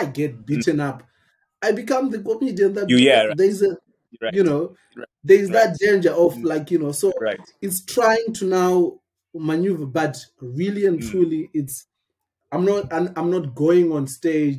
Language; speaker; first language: English; non-native, local second language; Shona